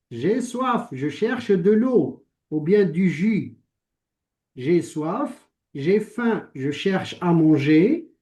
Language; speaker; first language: French; non-native, local second language; Arabic